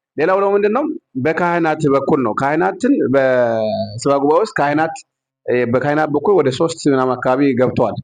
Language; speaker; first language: Amharic; non-native, local second language; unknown